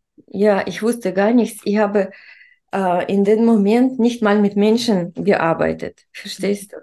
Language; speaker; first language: German; non-native, fluent; Russian